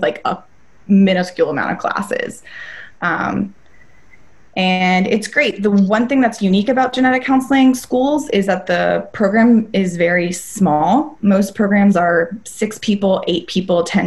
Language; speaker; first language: English; native; English